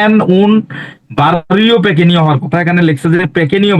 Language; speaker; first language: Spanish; non-native, learner; Bangla